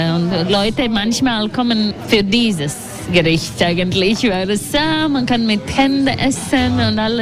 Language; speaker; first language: German; non-native, learner; Latvian